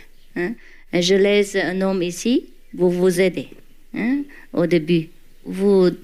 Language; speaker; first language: French; non-native, learner; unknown